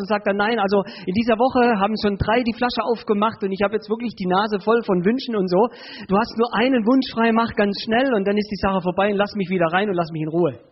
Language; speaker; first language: German; early bilingual, other home language; Spanish